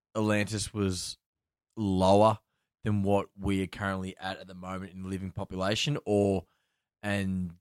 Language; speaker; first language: English; native; English